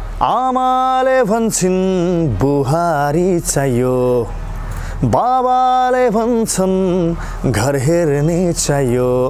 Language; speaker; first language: Nepali; non-native, local second language; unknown